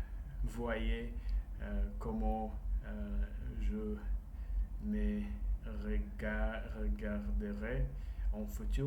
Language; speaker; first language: French; non-native, learner; Russian